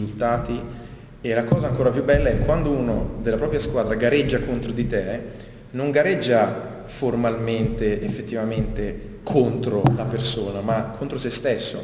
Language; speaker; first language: Italian; native; Italian